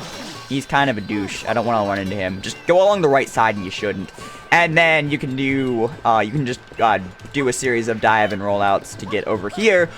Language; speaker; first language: English; native; English